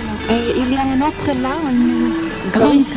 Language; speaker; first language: French; non-native, fluent; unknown